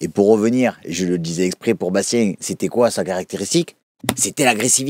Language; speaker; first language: French; native; French